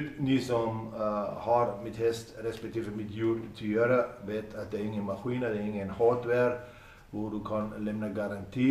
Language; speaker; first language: Swedish; non-native, fluent; German